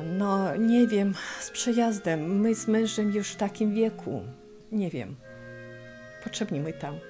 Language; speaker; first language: Polish; early bilingual, heritage; Polish